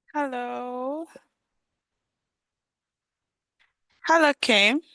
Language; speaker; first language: English; non-native, fluent; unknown